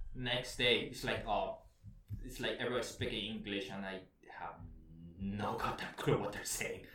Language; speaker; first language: English; early bilingual, heritage; Spanish